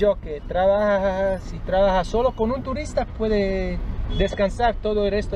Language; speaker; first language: Spanish; non-native, learner; English